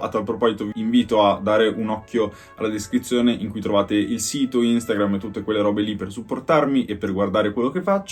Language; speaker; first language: Italian; native; Italian